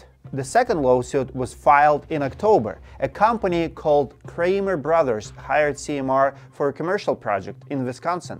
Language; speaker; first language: English; non-native, fluent; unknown